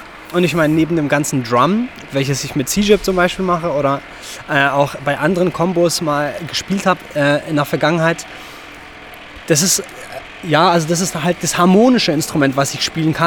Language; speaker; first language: German; native; German